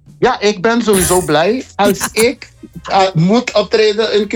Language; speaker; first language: Dutch; non-native, local second language; Papiamento